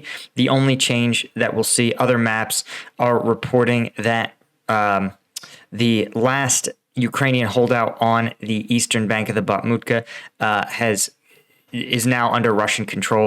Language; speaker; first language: English; native; English